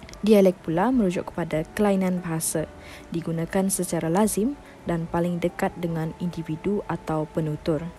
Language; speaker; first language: Malay; non-native, local second language; Iban